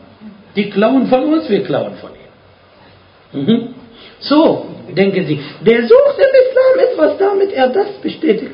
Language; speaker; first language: German; non-native, fluent; Arabic